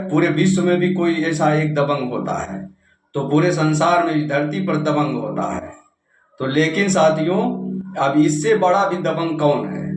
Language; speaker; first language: Hindi; native; Hindi